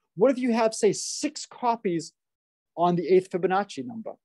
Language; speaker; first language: English; native; English